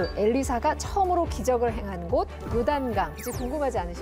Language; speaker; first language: Korean; native; Korean